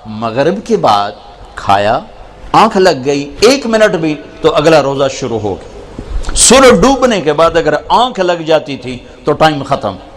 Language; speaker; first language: Urdu; non-native, local second language; Punjabi